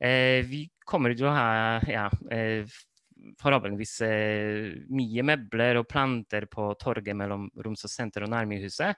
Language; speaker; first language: Norwegian; non-native, fluent; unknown